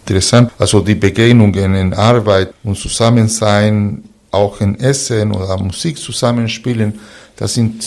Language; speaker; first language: German; non-native, fluent; Spanish